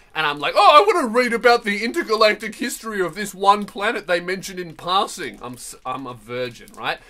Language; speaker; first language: English; native; English